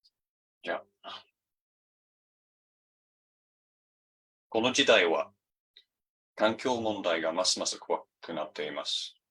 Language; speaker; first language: Japanese; non-native, fluent; English